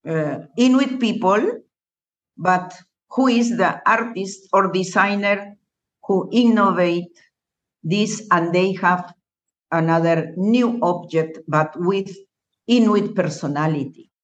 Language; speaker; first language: English; non-native, learner; Spanish